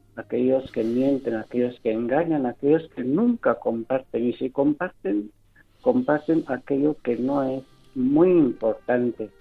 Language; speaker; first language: Spanish; non-native, local second language; Fang